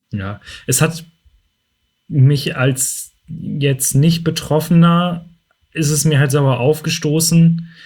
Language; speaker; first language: German; native; German